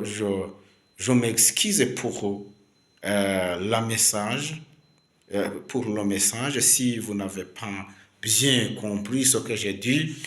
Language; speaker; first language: French; non-native, local second language; Kinyarwanda